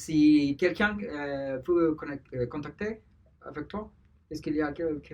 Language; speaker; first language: French; non-native, learner; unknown